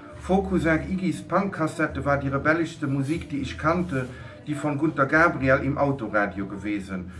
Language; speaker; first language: German; non-native, local second language; Luxembourgish